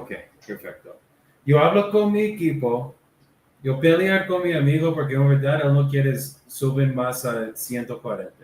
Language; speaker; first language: Spanish; non-native, learner; English